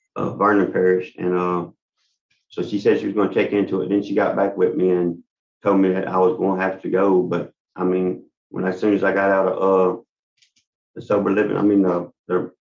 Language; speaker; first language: English; native; English